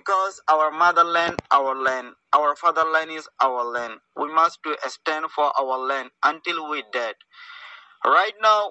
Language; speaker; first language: English; non-native, learner; Rohingya